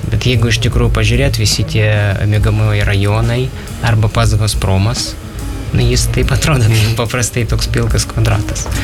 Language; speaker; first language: Lithuanian; non-native, fluent; Ukrainian